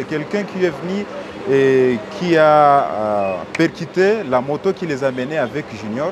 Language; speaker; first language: French; non-native, local second language; Swahili